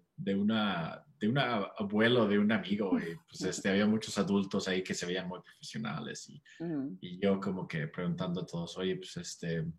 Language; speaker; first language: Spanish; non-native, fluent; English